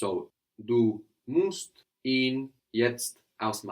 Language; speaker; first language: German; non-native, fluent; English